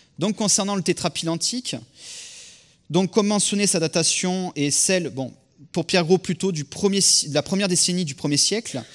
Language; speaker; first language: French; native; French